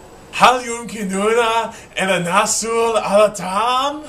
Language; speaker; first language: Arabic; non-native, learner; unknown